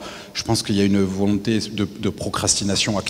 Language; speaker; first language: French; native; French